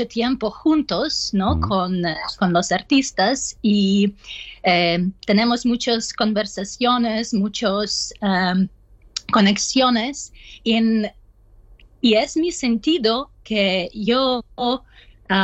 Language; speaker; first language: Spanish; non-native, learner; Ukrainian